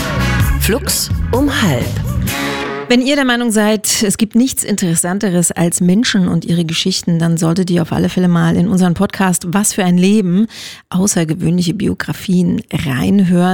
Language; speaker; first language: German; native; German